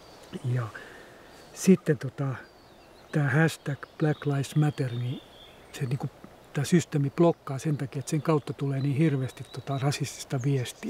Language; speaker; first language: Finnish; native; Finnish